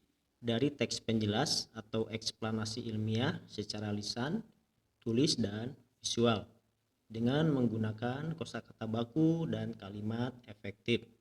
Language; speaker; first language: Indonesian; native; Indonesian